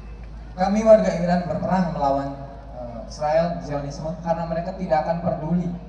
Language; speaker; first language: Indonesian; native; Indonesian